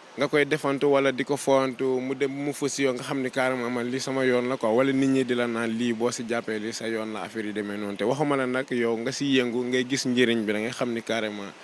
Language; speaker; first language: Wolof; non-native, local second language; Jola-Fonyi